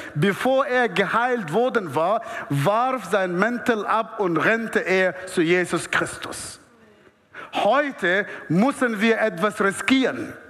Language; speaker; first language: German; non-native, fluent; Arabic